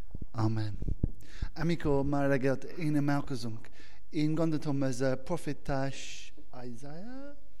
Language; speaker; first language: Hungarian; non-native, learner; English